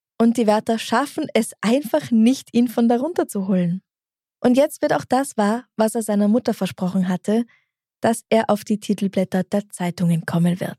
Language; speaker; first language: German; native; German